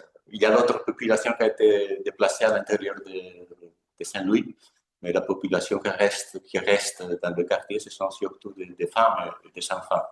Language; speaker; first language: French; non-native, fluent; Spanish